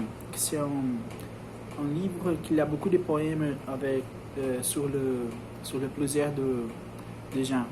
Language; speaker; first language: French; non-native, learner; Portuguese